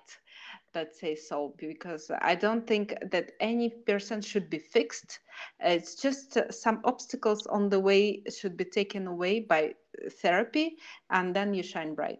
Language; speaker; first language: English; non-native, fluent; Kazakh